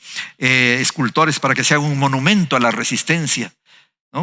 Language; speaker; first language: Spanish; native; Spanish